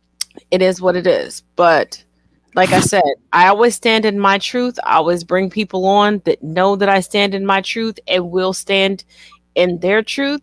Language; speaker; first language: English; native; English